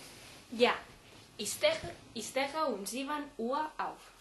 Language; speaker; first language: German; non-native, learner; Catalan